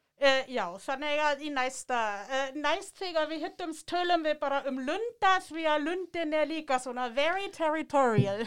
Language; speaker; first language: Icelandic; non-native, fluent; German